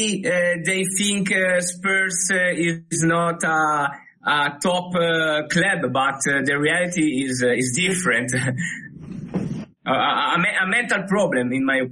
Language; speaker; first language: English; non-native, learner; Italian